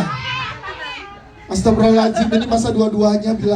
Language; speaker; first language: Indonesian; native; Indonesian